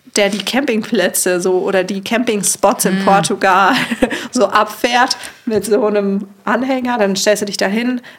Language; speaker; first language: German; native; German